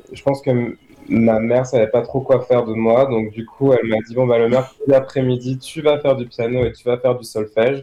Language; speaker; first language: French; native; French